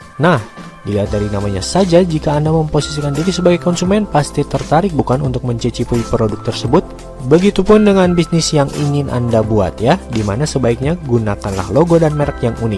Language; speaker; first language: Indonesian; native; Indonesian